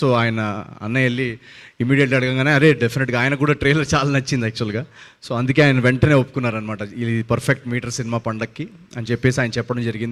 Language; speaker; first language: Telugu; native; Telugu